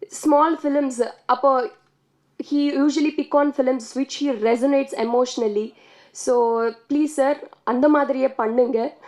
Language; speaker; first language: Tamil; non-native, learner; Telugu